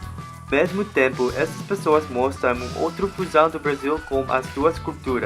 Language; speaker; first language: Portuguese; non-native, learner; English